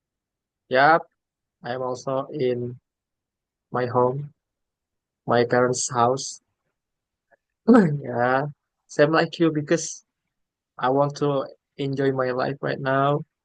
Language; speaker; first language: English; non-native, learner; Indonesian